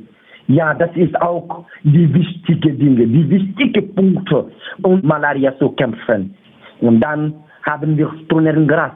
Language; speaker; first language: German; non-native, fluent; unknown